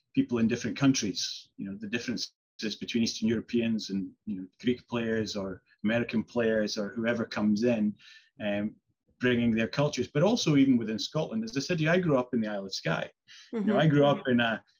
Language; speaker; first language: English; native; English